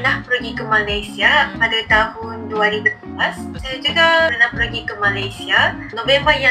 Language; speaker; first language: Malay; non-native, fluent; Japanese